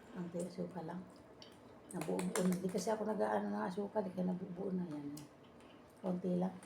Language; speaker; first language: Filipino; non-native, local second language; Bikol